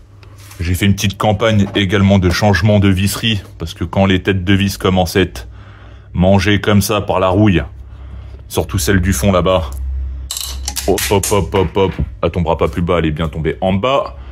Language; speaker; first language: French; native; French